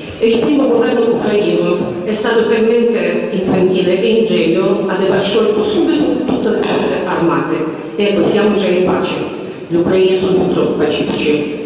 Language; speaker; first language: Italian; non-native, fluent; Ukrainian